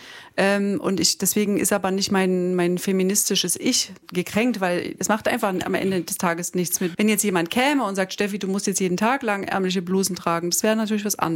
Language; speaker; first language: German; native; German